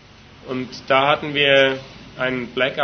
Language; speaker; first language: German; native; German